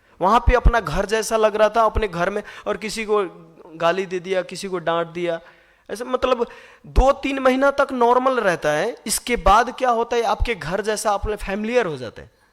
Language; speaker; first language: Hindi; non-native, fluent; Nepali